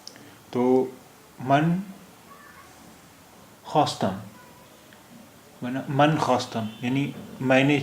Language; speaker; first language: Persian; non-native, fluent; Urdu